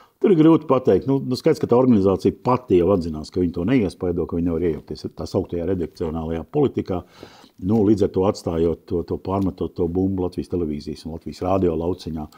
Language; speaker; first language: Latvian; native; Latvian